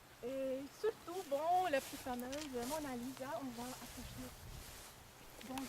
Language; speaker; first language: French; non-native, fluent; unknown